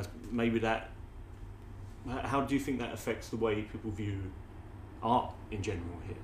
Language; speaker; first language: English; native; English